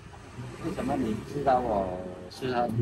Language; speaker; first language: Chinese; early bilingual, heritage; Chinese